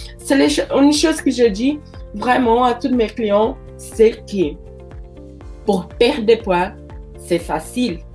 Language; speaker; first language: French; non-native, learner; Portuguese